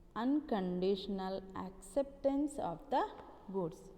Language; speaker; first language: English; non-native, local second language; Telugu